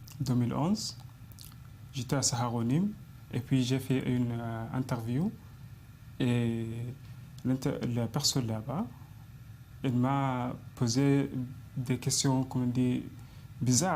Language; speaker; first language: French; non-native, fluent; Arabic